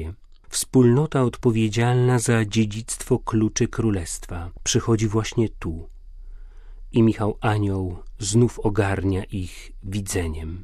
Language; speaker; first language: Polish; native; Polish